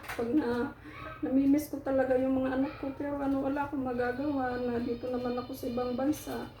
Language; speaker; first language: Filipino; non-native, local second language; Waray